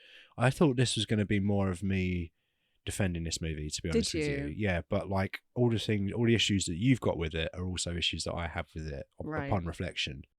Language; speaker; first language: English; native; English